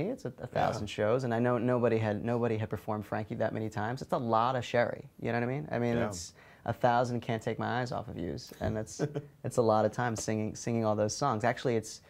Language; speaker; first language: English; native; English